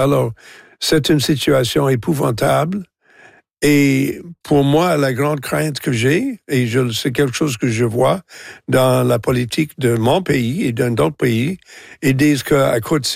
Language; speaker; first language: French; non-native, local second language; English